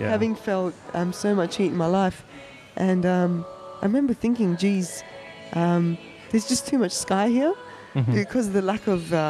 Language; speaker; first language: English; early bilingual, other home language; German